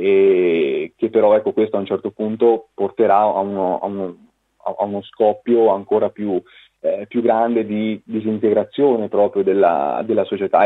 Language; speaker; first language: Italian; native; Italian